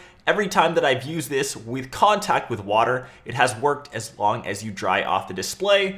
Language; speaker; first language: English; native; English